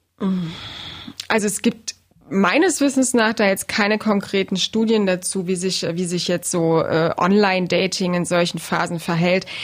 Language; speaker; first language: German; native; German